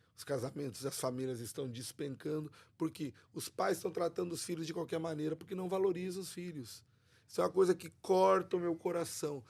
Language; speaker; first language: Portuguese; native; Portuguese